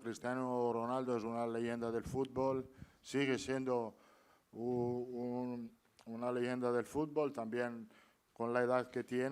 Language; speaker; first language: Spanish; non-native, fluent; Italian